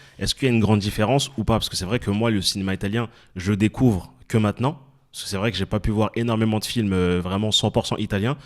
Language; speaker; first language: French; native; French